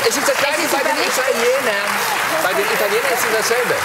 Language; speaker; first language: German; native; German